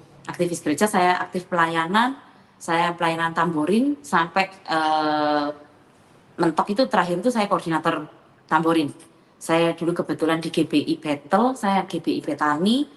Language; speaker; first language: Indonesian; native; Indonesian